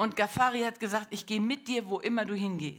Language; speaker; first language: German; non-native, learner; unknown